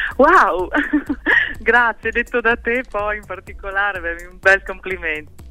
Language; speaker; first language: Italian; early bilingual, heritage; Italian